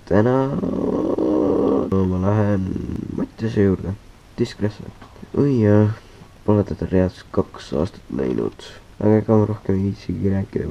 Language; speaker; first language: Estonian; native; Estonian